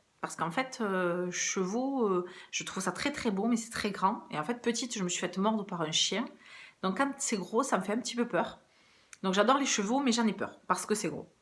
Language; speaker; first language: French; early bilingual, other home language; Portuguese